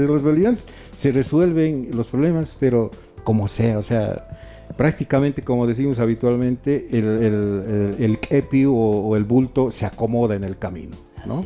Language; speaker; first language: Spanish; native; Spanish